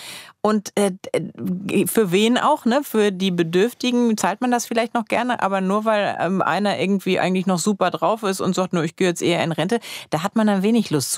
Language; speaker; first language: German; native; German